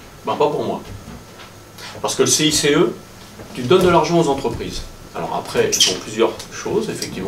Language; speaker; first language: French; native; French